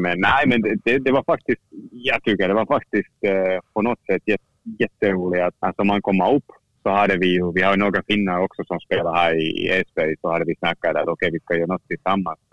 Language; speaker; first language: Swedish; non-native, fluent; Finnish